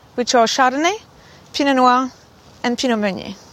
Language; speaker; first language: English; non-native, fluent; French